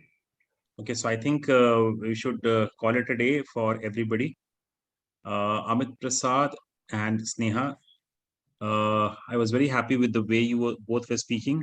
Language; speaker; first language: English; non-native, fluent; Hindi